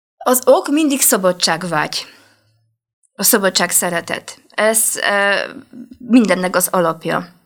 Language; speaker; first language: Hungarian; non-native, fluent; Polish